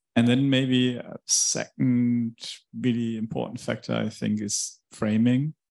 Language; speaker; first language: English; non-native, fluent; German